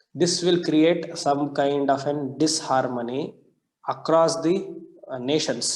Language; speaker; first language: English; non-native, local second language; Kannada